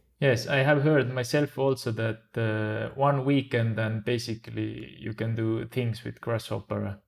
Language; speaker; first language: English; non-native, fluent; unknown